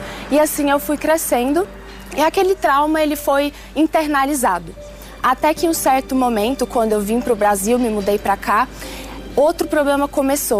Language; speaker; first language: Portuguese; early bilingual, other home language; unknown